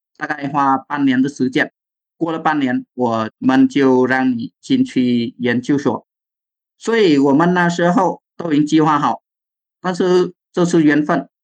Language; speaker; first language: Chinese; non-native, fluent; Vietnamese